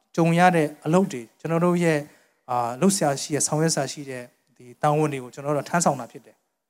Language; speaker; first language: Burmese; non-native, local second language; Tedim Chin